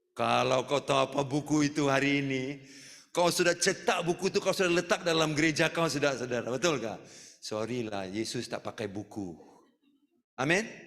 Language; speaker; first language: Malay; non-native, local second language; Tamil